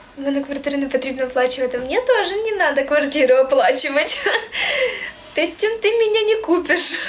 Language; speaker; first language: Russian; native; Russian